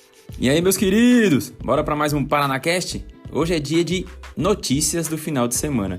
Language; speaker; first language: Portuguese; native; Portuguese